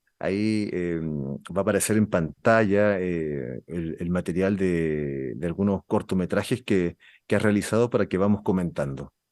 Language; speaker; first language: Spanish; native; Spanish